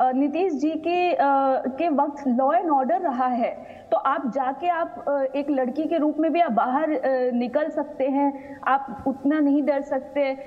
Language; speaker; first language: Hindi; native; Hindi